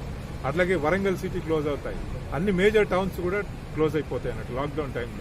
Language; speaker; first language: Telugu; native; Telugu